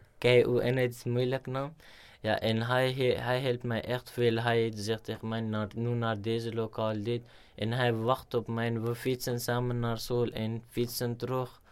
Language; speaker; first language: Dutch; non-native, learner; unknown